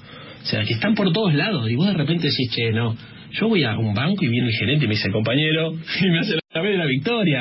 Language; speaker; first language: Spanish; native; Spanish